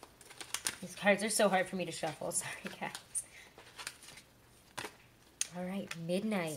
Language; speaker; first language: English; native; English